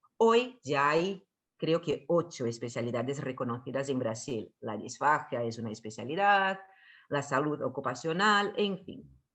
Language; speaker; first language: Spanish; non-native, fluent; Portuguese